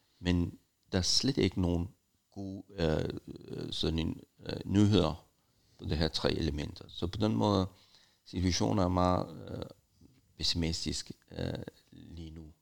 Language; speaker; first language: Danish; non-native, fluent; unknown